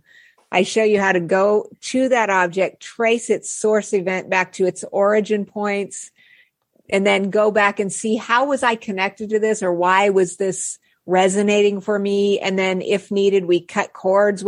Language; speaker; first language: English; native; English